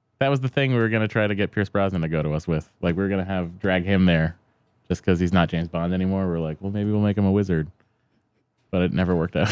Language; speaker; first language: English; native; English